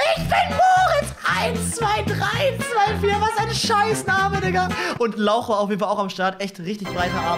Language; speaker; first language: German; native; German